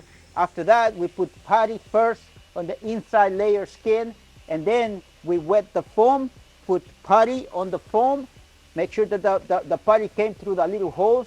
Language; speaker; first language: English; non-native, fluent; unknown